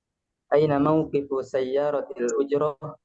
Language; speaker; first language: Arabic; non-native, learner; Indonesian